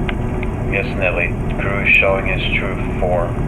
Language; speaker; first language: English; native; English